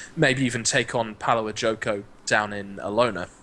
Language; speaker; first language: English; native; English